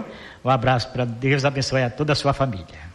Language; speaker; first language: Portuguese; native; Portuguese